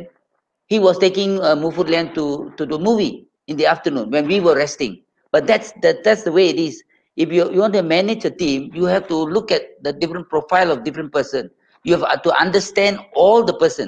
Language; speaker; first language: English; non-native, local second language; Tamil